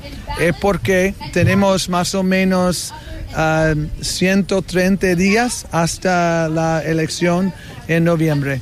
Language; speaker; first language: Spanish; non-native, fluent; English